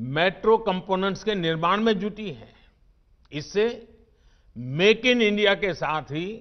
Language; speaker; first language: Hindi; non-native, local second language; Gujarati